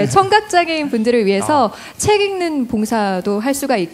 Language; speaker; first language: Korean; native; Korean